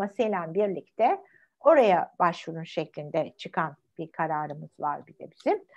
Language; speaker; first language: Turkish; native; Turkish